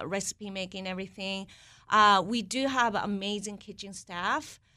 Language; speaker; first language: English; non-native, fluent; Japanese